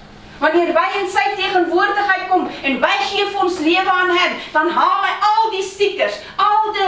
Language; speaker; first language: Dutch; non-native, fluent; Afrikaans